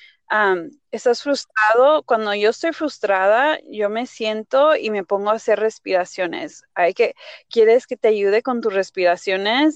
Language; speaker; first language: Spanish; early bilingual, heritage; Spanish